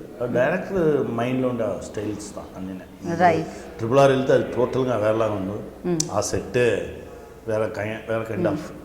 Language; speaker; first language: Telugu; non-native, local second language; Tamil